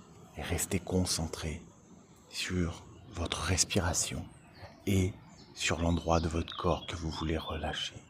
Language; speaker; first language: French; native; French